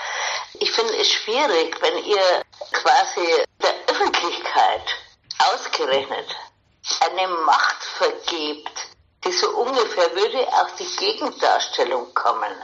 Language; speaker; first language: German; native; German